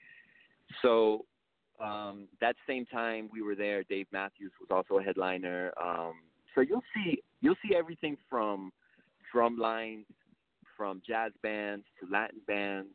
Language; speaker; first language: English; early bilingual, other home language; Spanish